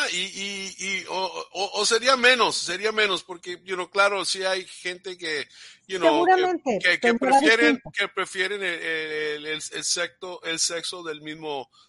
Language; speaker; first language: Spanish; early bilingual, heritage; Spanish